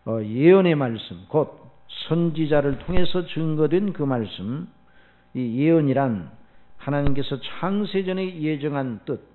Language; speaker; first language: Korean; native; Korean